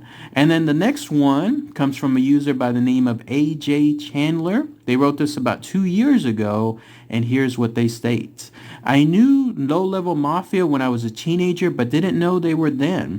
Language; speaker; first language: English; native; English